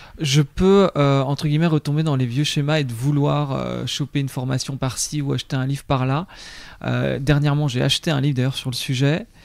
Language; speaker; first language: French; native; French